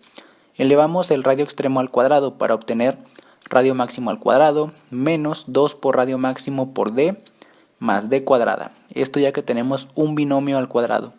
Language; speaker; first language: Spanish; native; Spanish